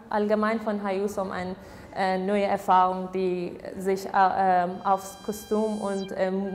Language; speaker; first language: German; non-native, fluent; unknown